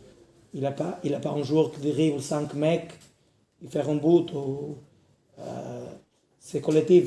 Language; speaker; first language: French; non-native, learner; Portuguese